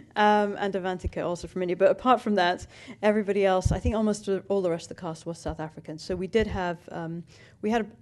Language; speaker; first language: English; native; English